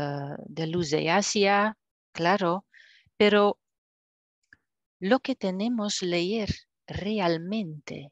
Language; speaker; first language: Spanish; non-native, fluent; French